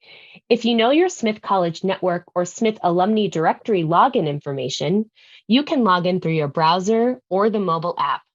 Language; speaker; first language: English; native; English